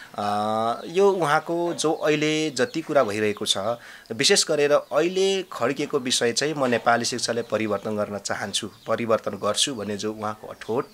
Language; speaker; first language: Nepali; non-native, local second language; Limbu